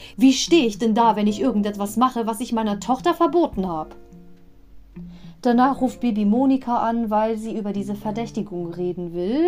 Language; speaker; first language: German; native; German